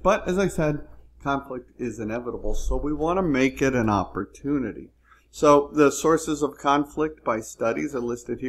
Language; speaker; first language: English; native; English